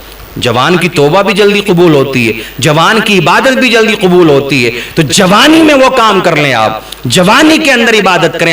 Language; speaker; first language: Urdu; native; Urdu